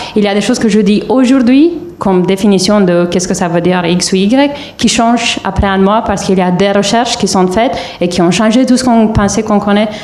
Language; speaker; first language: French; non-native, fluent; Romanian